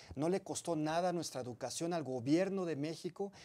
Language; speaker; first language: Spanish; early bilingual, heritage; Spanish